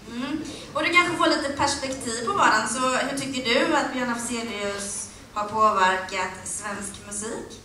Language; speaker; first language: Swedish; native; Swedish